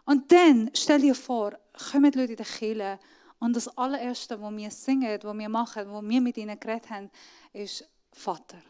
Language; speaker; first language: German; non-native, fluent; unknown